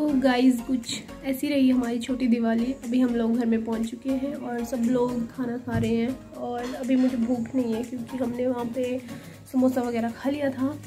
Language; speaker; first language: Hindi; native; Hindi